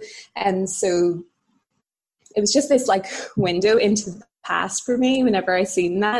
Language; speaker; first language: English; native; English